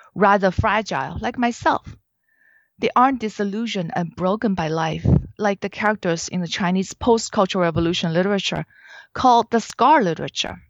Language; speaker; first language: English; non-native, fluent; Chinese